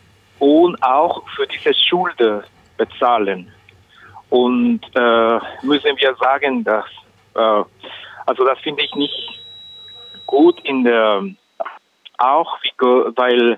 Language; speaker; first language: German; non-native, learner; Spanish